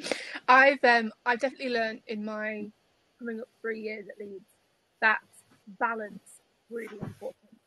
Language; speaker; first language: English; native; English